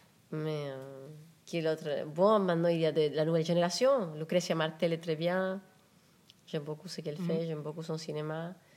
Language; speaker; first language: French; non-native, fluent; Spanish